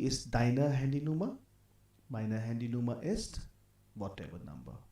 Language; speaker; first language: German; non-native, fluent; Hindi